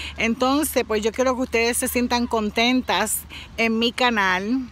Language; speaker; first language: Spanish; native; Spanish